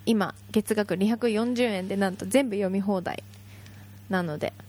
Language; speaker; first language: Japanese; native; Japanese